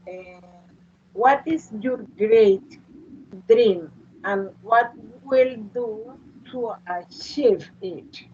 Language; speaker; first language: English; non-native, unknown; Spanish